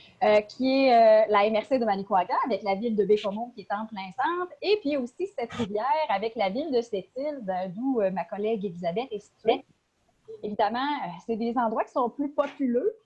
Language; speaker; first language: French; native; French